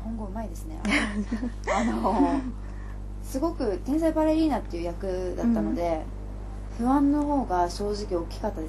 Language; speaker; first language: Japanese; native; Japanese